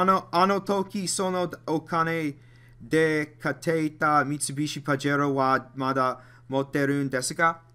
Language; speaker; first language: Japanese; non-native, learner; English